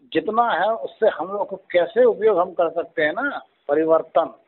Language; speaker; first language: Hindi; non-native, local second language; Telugu